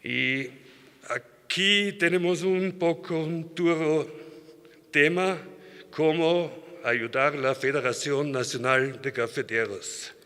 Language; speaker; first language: Spanish; non-native, learner; German